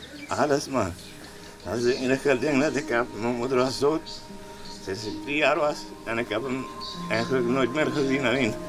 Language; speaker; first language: Dutch; non-native, local second language; Papiamento